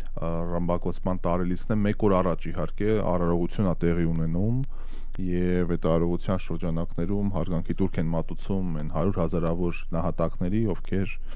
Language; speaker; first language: Armenian; native; Armenian